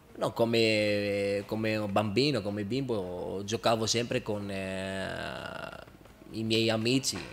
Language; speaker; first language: Italian; non-native, fluent; Greek